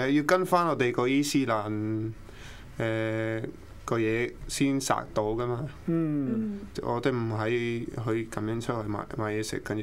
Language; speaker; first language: Cantonese; early bilingual, other home language; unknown